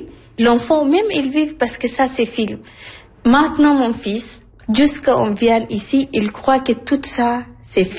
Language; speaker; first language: French; non-native, learner; Arabic